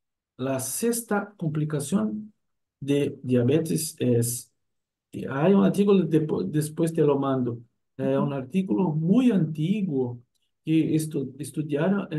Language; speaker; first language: Spanish; non-native, fluent; Portuguese